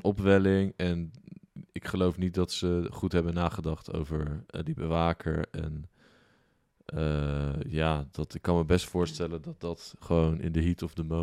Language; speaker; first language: Dutch; native; Dutch